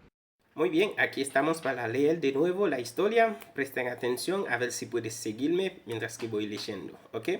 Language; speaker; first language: Spanish; non-native, fluent; Haitian Creole